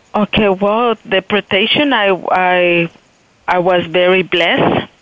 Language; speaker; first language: English; non-native, fluent; Spanish